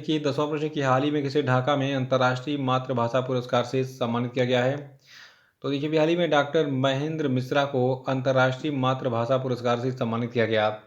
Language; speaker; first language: Hindi; native; Hindi